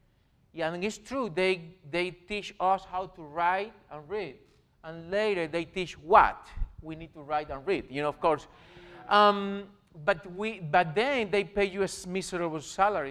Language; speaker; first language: English; non-native, learner; Spanish